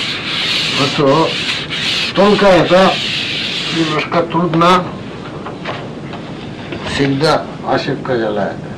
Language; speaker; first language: Russian; non-native, learner; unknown